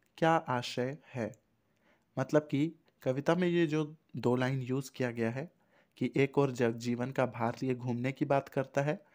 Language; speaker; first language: Hindi; native; Hindi